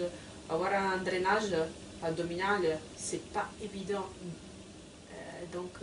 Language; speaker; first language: French; non-native, fluent; Italian